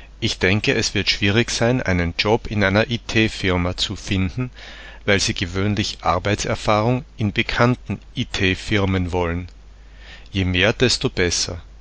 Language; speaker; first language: German; non-native, learner; Czech